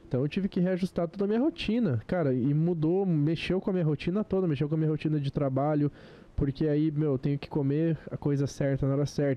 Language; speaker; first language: Portuguese; native; Portuguese